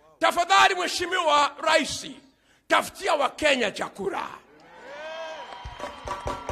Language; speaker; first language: Swahili; native; Swahili